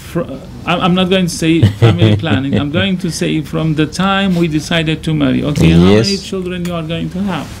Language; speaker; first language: English; non-native, fluent; Arabic